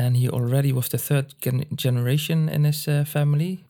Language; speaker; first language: English; non-native, fluent; Dutch